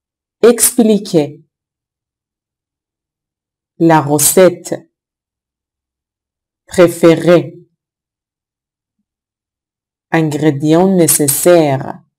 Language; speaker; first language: French; non-native, fluent; Persian